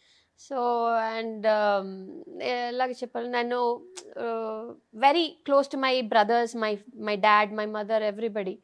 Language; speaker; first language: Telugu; non-native, fluent; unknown